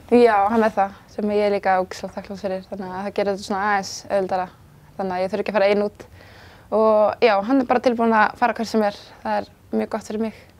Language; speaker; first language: Icelandic; native; Icelandic